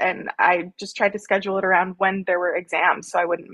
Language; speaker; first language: English; native; English